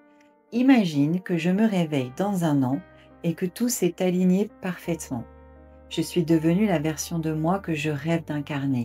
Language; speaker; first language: French; native; French